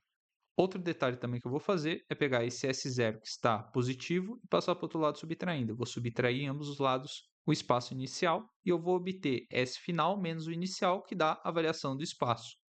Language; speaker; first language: Portuguese; native; Portuguese